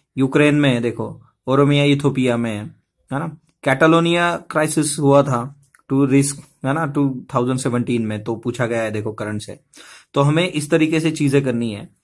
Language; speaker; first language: Hindi; non-native, local second language; Marathi